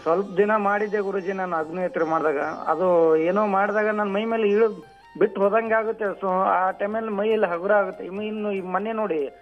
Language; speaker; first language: Kannada; native; Kannada